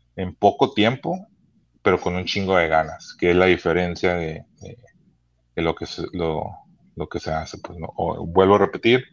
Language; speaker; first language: Spanish; early bilingual, heritage; Spanish